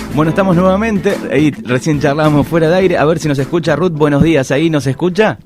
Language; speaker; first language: Spanish; native; Spanish